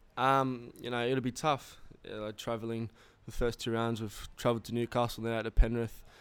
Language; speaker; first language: English; native; English